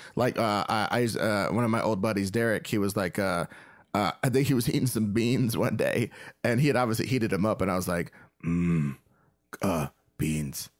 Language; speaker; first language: English; native; English